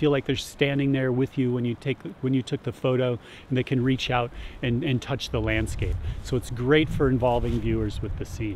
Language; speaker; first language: English; native; English